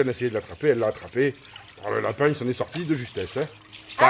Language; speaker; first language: French; native; French